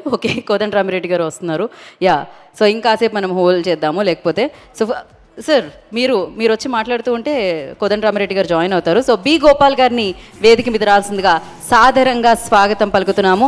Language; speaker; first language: Telugu; native; Telugu